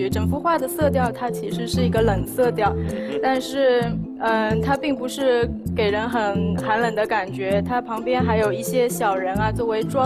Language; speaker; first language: Chinese; native; Chinese